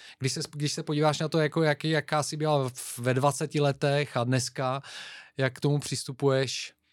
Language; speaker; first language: Czech; non-native, fluent; Bulgarian